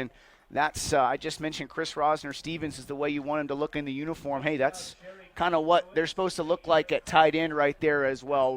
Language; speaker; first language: English; native; English